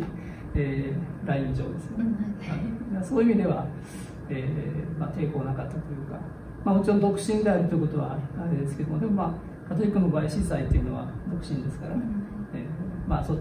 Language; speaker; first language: Japanese; native; Japanese